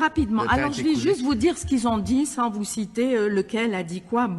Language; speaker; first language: French; non-native, local second language; Arabic